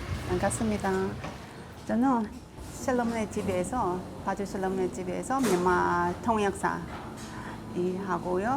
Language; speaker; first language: Korean; non-native, fluent; Burmese